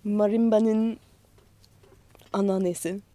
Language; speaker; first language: Turkish; non-native, learner; English